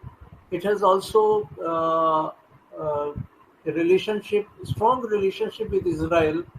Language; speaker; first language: English; non-native, local second language; Hindi